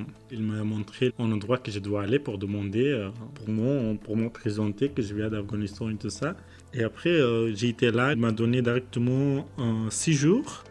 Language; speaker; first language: French; non-native, learner; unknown